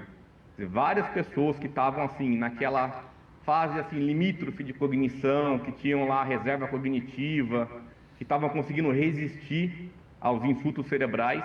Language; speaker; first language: Portuguese; native; Portuguese